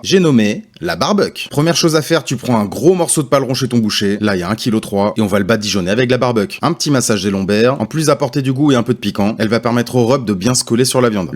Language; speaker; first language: French; native; French